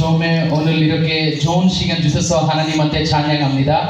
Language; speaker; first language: Korean; non-native, learner; Telugu